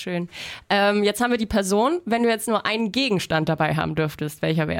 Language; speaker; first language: German; native; German